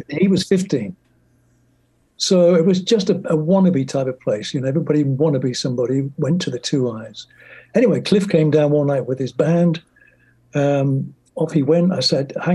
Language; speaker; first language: English; native; English